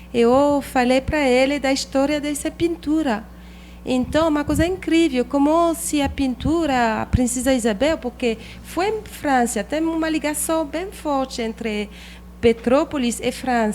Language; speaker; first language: Portuguese; non-native, learner; French